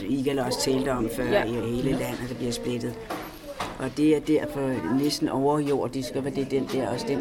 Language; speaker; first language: Danish; native; Danish